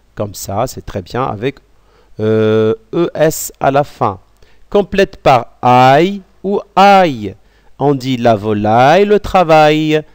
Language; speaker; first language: French; non-native, local second language; Arabic